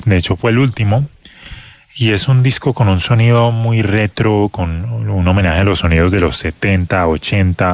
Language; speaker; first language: Spanish; native; Spanish